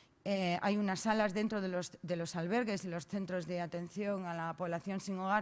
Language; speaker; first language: Spanish; native; Spanish